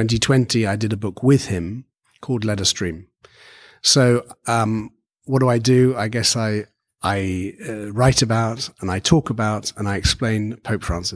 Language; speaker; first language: English; native; English